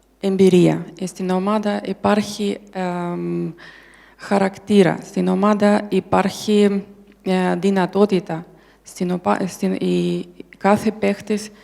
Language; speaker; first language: Greek; non-native, learner; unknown